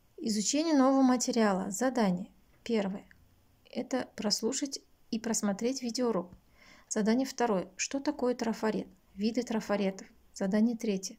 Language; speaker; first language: Russian; non-native, local second language; Kazakh